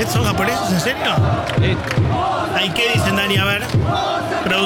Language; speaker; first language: Spanish; native; Spanish